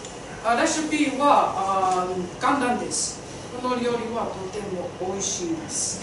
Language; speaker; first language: Japanese; non-native, learner; Tongan